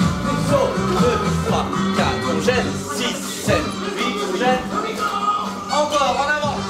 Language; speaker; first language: French; native; French